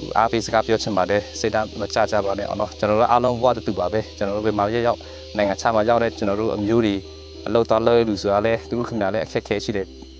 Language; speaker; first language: Burmese; non-native, local second language; Western Kayah